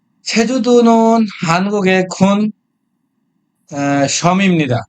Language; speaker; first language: Korean; non-native, fluent; Bangla